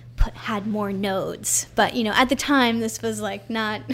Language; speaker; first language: English; native; English